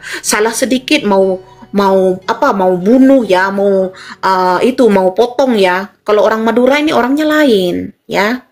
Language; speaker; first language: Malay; non-native, local second language; Madurese